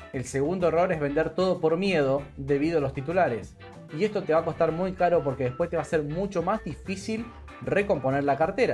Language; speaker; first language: Spanish; native; Spanish